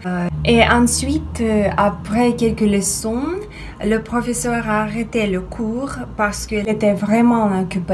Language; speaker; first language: French; non-native, fluent; Russian